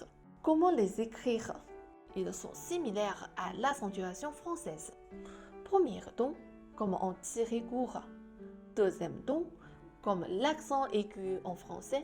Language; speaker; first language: French; non-native, fluent; Chinese